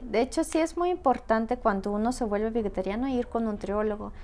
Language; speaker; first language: Spanish; non-native, fluent; Russian